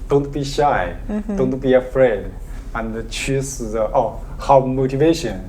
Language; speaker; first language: English; non-native, learner; Chinese